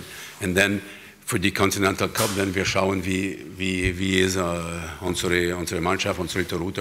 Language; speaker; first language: German; non-native, learner; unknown